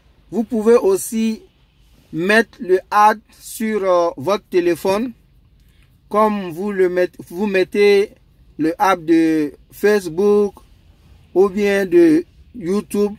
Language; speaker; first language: French; non-native, local second language; Dyula